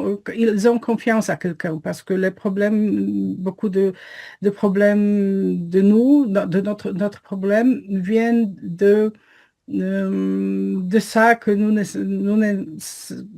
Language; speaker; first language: French; non-native, fluent; Polish